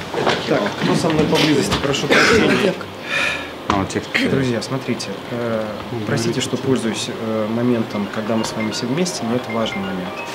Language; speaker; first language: Russian; native; Russian